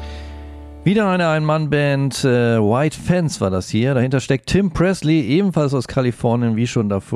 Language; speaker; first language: German; native; German